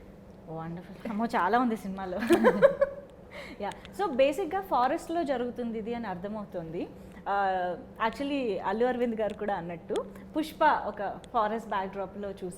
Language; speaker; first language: Telugu; native; Telugu